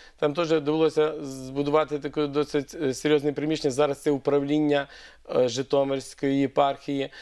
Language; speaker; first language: Ukrainian; native; Ukrainian